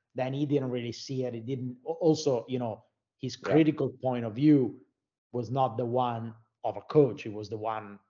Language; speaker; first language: English; non-native, fluent; Italian